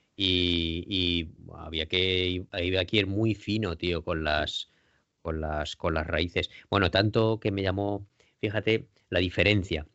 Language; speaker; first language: Spanish; native; Spanish